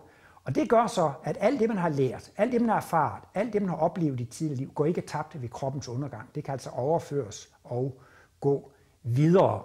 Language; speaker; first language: Danish; native; Danish